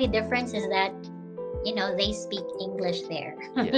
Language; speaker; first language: English; non-native, local second language; Filipino